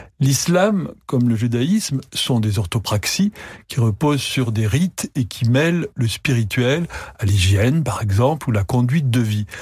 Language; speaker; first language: French; native; French